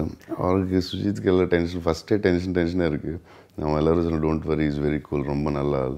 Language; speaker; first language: Tamil; non-native, learner; Telugu